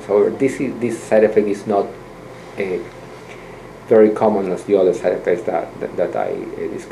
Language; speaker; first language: English; non-native, fluent; Spanish